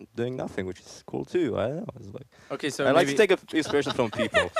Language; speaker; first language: English; non-native, fluent; Slovak